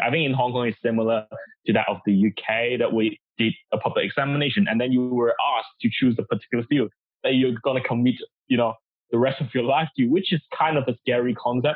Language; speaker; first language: English; non-native, local second language; Cantonese